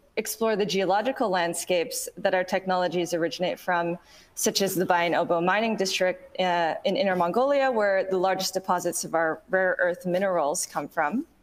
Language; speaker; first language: English; native; English